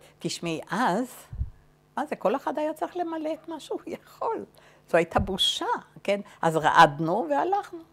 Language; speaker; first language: Hebrew; native; Hebrew